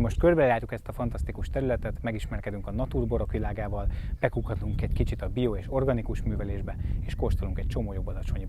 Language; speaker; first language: Hungarian; native; Hungarian